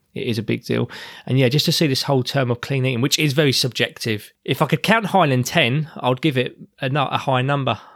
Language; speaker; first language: English; native; English